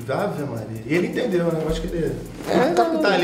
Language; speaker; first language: Portuguese; native; Portuguese